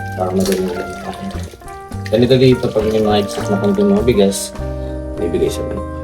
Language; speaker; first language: Filipino; non-native, local second language; Bikol